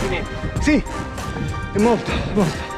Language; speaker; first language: Italian; non-native, learner; Swedish